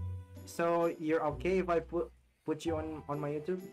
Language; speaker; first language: English; non-native, fluent; Indonesian